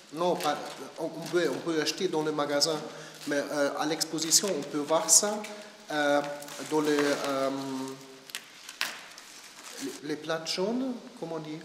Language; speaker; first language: French; non-native, learner; German